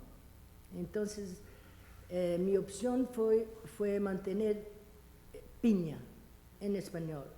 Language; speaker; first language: Spanish; non-native, fluent; Portuguese